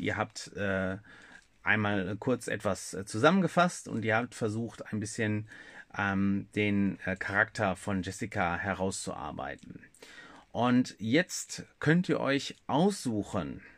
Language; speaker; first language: German; native; German